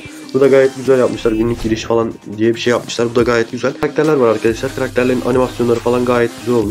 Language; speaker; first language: Turkish; native; Turkish